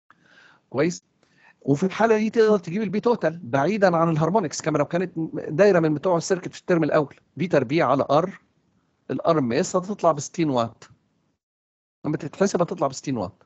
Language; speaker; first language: Arabic; native; Arabic